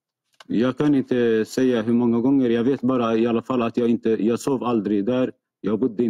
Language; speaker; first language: Swedish; non-native, fluent; Arabic